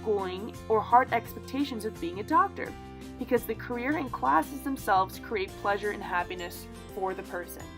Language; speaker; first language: English; native; English